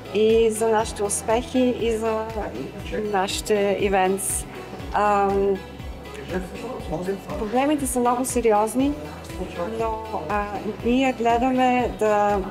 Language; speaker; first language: Bulgarian; early bilingual, heritage; Bulgarian